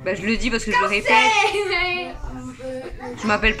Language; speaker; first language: French; native; French